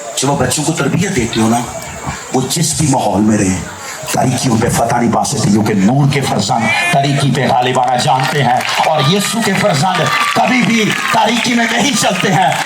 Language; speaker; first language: Urdu; non-native, local second language; Punjabi